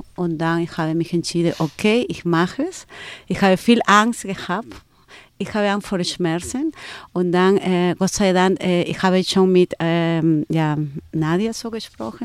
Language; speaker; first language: German; non-native, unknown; Spanish